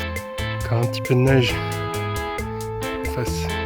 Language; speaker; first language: French; native; French